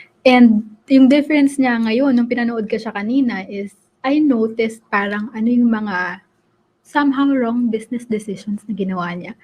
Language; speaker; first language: Filipino; native; Filipino